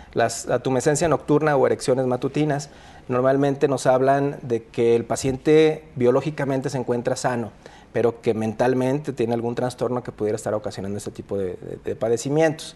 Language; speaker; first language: Spanish; native; Spanish